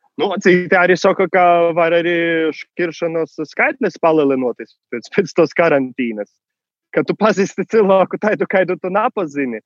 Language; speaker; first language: Latvian; non-native, fluent; Russian